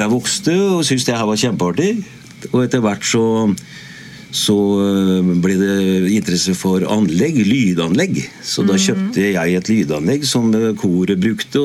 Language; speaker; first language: Norwegian; native; Norwegian